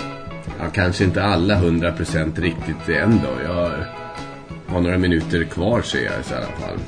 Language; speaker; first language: Swedish; native; Swedish